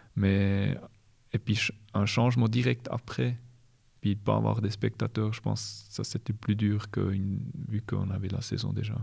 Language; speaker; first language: French; non-native, local second language; German